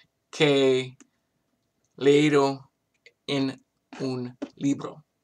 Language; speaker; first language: Spanish; non-native, learner; English